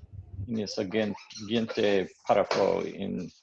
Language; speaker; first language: Spanish; non-native, learner; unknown